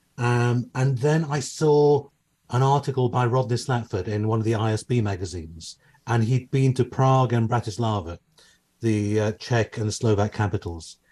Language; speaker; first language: English; native; English